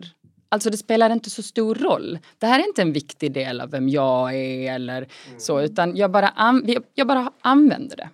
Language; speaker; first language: Swedish; native; Swedish